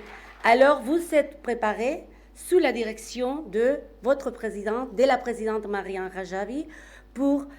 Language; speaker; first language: French; non-native, fluent; Spanish